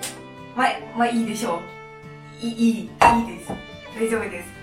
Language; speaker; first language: Japanese; non-native, fluent; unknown